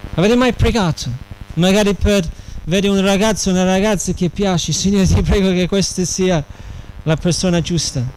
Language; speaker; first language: Italian; non-native, fluent; English